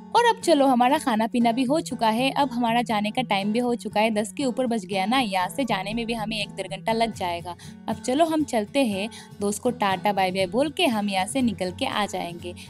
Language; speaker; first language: Hindi; non-native, local second language; Bangla